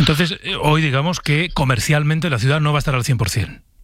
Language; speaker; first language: Spanish; native; Spanish